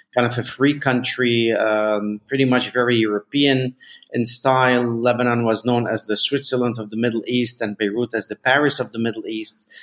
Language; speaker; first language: English; non-native, fluent; Arabic